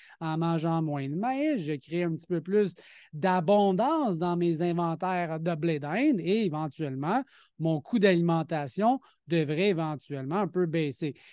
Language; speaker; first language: French; native; French